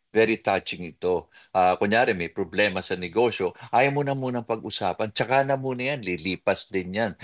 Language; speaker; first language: Filipino; native; Filipino